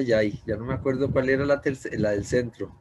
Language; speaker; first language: Spanish; native; Spanish